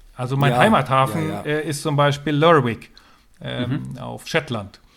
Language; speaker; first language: German; non-native, fluent; Swedish